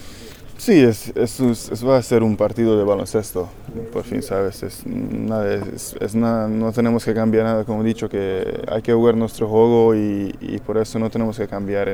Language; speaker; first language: Spanish; non-native, learner; Hungarian